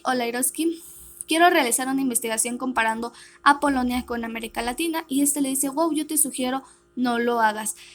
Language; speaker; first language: Spanish; native; Spanish